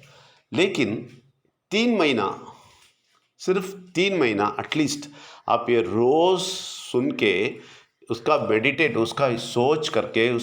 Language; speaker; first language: Hindi; non-native, local second language; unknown